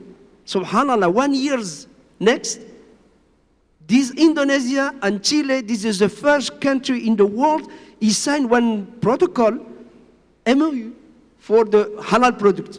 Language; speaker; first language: English; non-native, learner; Spanish